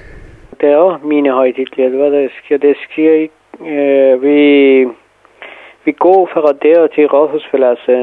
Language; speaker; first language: Danish; non-native, fluent; Persian